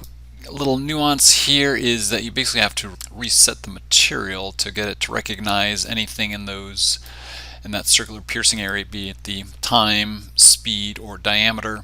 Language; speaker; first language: English; native; English